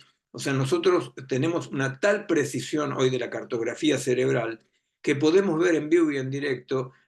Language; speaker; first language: Spanish; native; Spanish